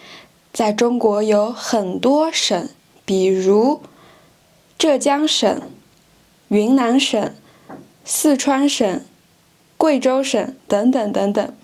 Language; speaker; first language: Chinese; non-native, fluent; French